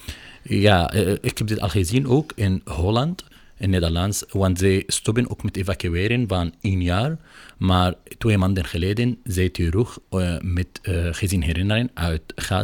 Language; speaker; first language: Dutch; non-native, learner; Arabic